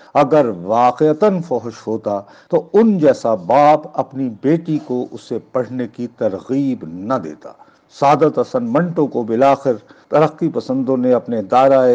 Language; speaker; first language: Urdu; non-native, local second language; Punjabi